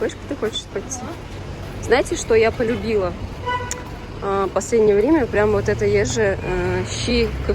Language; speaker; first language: Russian; native; Russian